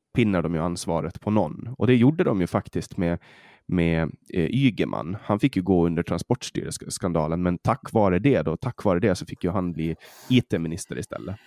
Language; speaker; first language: Swedish; native; Swedish